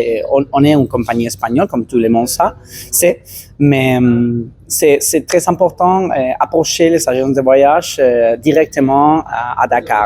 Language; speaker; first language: French; non-native, learner; Spanish